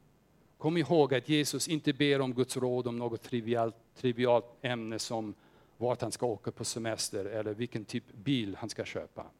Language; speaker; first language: Swedish; non-native, fluent; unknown